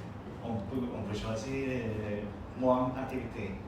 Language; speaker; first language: French; non-native, learner; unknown